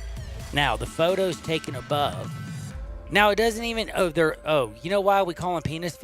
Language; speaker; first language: English; native; English